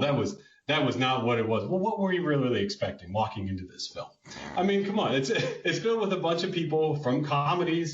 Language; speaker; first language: English; native; English